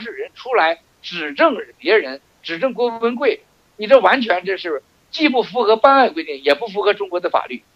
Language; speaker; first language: Chinese; native; Chinese